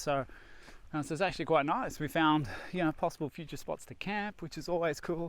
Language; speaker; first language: English; native; English